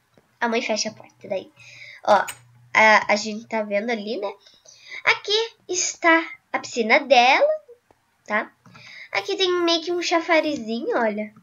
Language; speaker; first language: Portuguese; native; Portuguese